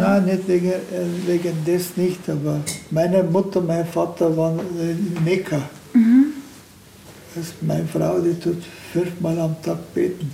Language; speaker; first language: German; non-native, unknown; Turkish